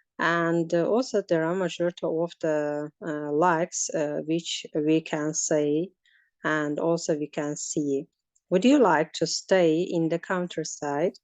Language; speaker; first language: English; non-native, learner; Azerbaijani